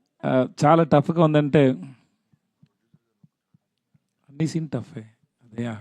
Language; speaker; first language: Telugu; non-native, learner; Tamil